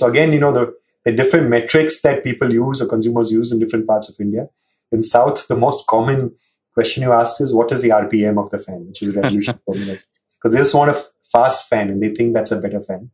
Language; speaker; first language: English; non-native, local second language; Hindi